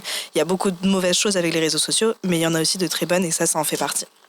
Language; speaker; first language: French; early bilingual, other home language; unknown